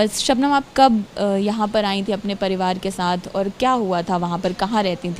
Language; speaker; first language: Hindi; native; Hindi